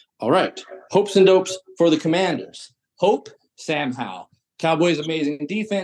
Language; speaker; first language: English; native; English